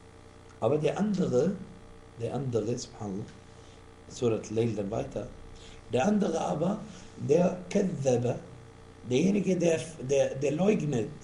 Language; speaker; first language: German; non-native, fluent; Arabic